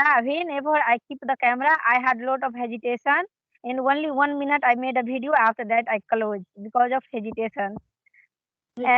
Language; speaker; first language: English; non-native, learner; Hindi